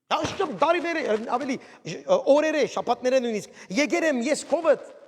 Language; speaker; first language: Armenian; early bilingual, heritage; Armenian